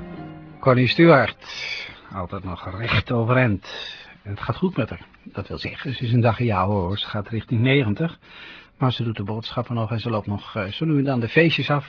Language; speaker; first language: Dutch; native; Dutch